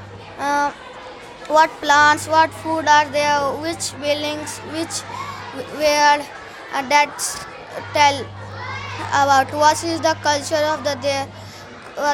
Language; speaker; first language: English; non-native, learner; Hindi